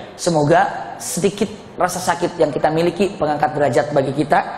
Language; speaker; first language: Indonesian; non-native, fluent; Sundanese